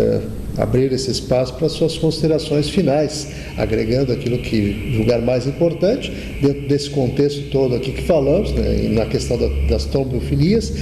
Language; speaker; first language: Portuguese; native; Portuguese